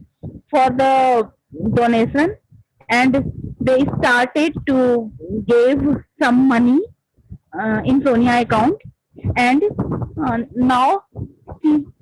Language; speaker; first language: English; non-native, learner; Hindi